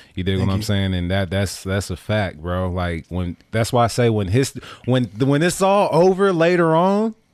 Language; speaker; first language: English; native; English